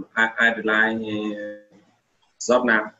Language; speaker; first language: English; non-native, learner; Vietnamese